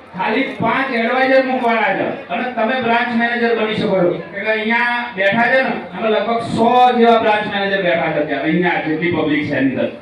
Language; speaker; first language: Gujarati; native; Gujarati